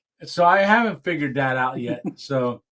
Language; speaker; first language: English; native; English